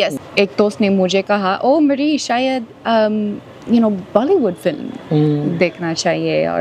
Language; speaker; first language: Hindi; non-native, learner; English